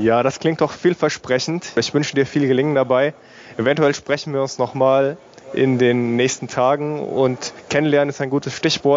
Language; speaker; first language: German; native; German